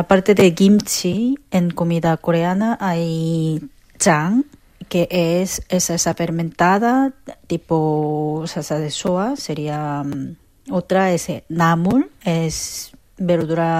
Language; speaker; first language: Spanish; non-native, fluent; Korean